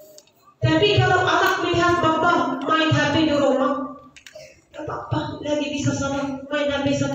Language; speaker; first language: Indonesian; non-native, learner; Arabic